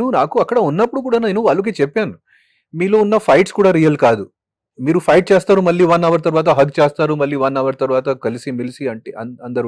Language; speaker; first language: Telugu; non-native, fluent; Hindi